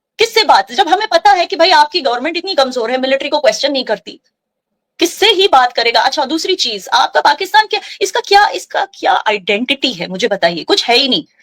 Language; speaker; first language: Hindi; non-native, local second language; Kashmiri